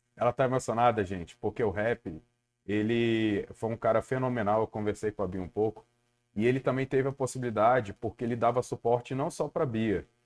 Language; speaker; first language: Portuguese; native; Portuguese